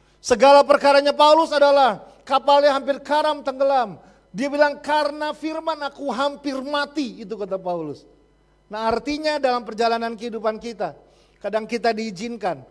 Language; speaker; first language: Indonesian; native; Indonesian